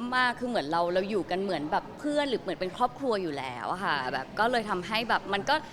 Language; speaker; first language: Thai; native; Thai